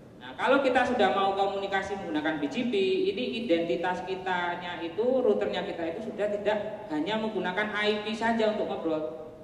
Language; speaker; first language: Indonesian; non-native, local second language; Javanese